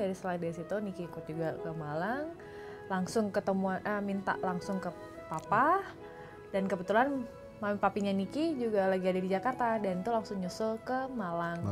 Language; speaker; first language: Indonesian; native; Indonesian